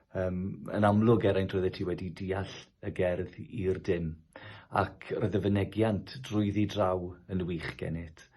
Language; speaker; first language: Welsh; native; Welsh